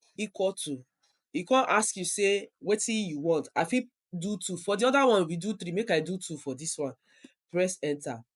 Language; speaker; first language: Nigerian Pidgin; non-native, local second language; Yoruba